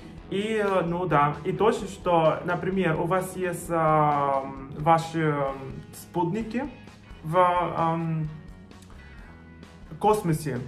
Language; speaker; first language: Russian; non-native, fluent; Spanish